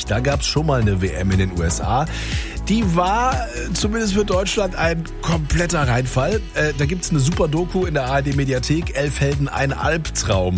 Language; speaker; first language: German; native; German